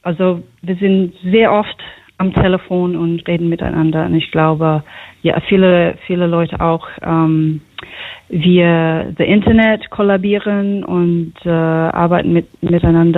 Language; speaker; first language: German; non-native, fluent; English